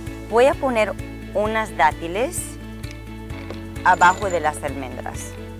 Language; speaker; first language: Spanish; non-native, fluent; English